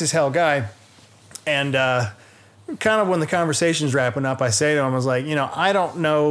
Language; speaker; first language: English; native; English